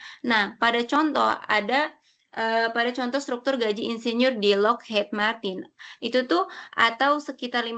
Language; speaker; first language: Indonesian; native; Indonesian